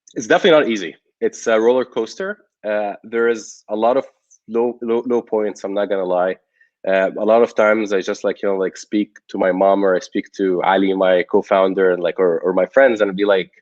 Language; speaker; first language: English; non-native, local second language; Arabic